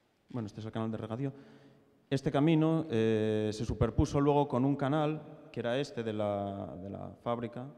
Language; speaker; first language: Spanish; native; Spanish